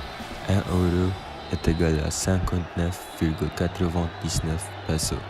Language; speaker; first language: French; non-native, learner; Filipino